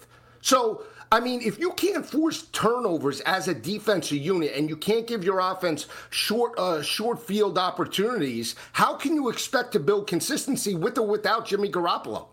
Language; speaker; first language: English; native; English